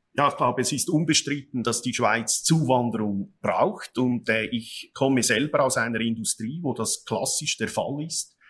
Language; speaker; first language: German; native; German